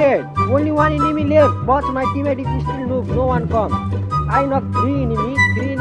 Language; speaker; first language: English; non-native, learner; Nepali